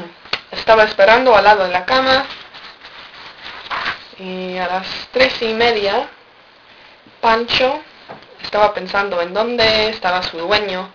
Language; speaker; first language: Spanish; non-native, learner; English